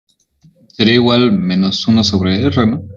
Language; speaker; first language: Spanish; native; Spanish